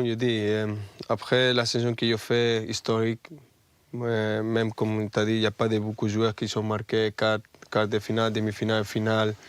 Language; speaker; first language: French; non-native, fluent; Spanish